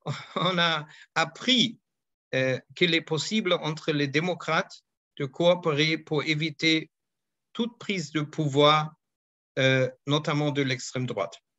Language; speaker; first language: French; non-native, fluent; German